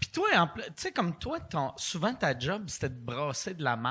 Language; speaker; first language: French; native; French